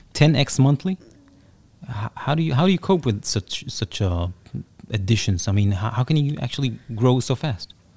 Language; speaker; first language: English; non-native, fluent; Hebrew